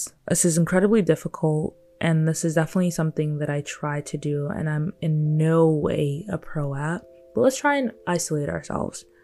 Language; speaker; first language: English; non-native, local second language; Yoruba